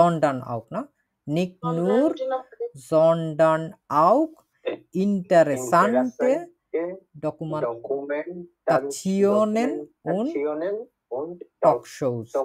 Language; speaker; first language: German; non-native, fluent; Bangla